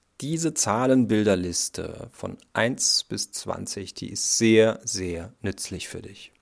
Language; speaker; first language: German; native; German